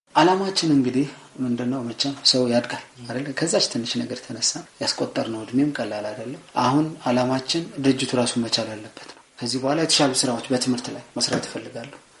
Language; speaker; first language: Amharic; non-native, local second language; Tigrinya